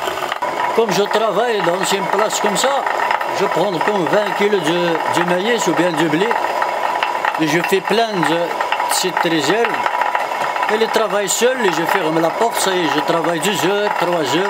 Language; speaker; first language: French; non-native, learner; Berber languages